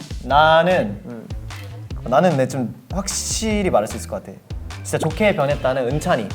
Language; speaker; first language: Korean; native; Korean